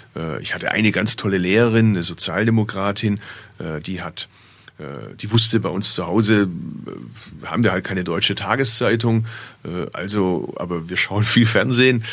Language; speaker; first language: German; early bilingual, other home language; Turkish